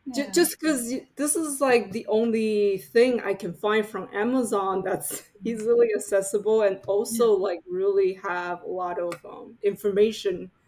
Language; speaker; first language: English; non-native, fluent; Chinese